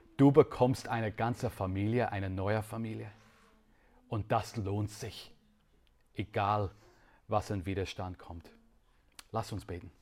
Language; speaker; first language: German; non-native, fluent; English